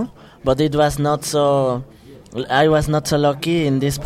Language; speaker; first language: English; non-native, fluent; Spanish